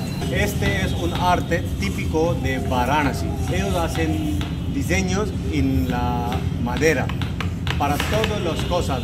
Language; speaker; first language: Spanish; non-native, learner; Hindi